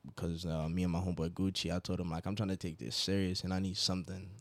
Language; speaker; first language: English; non-native, local second language; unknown